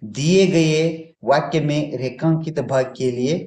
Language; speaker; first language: Hindi; non-native, local second language; Kannada